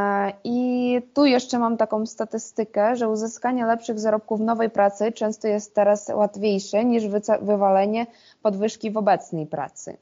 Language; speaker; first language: Polish; non-native, fluent; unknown